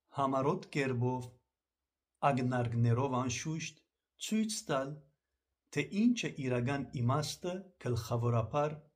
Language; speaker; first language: Armenian; early bilingual, heritage; Armenian